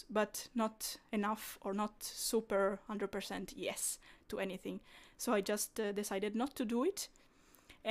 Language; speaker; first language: English; non-native, fluent; Italian